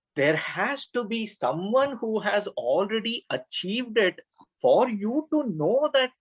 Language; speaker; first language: English; non-native, local second language; Kannada